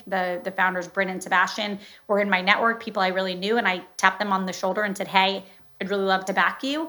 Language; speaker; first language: English; native; English